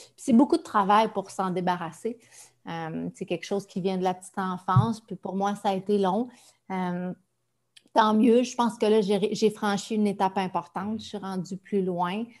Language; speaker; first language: French; native; French